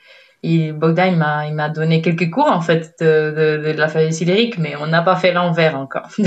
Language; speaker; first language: French; non-native, fluent; Spanish